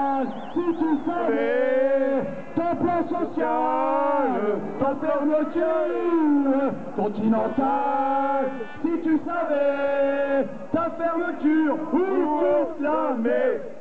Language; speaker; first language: French; native; French